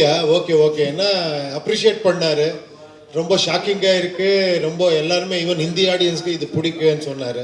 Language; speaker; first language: Tamil; non-native, learner; Kannada